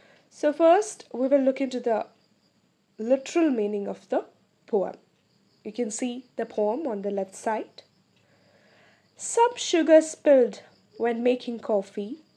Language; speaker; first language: English; non-native, local second language; Malayalam